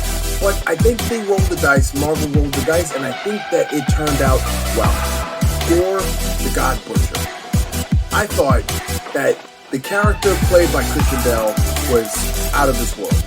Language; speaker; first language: English; native; English